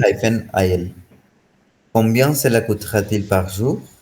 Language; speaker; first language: French; non-native, fluent; Hindi